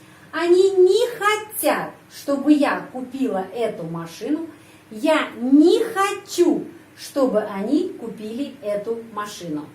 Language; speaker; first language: Russian; non-native, fluent; Indonesian